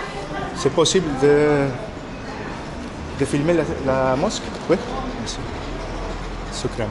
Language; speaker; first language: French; non-native, learner; Spanish